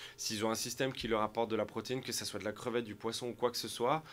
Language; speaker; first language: French; native; French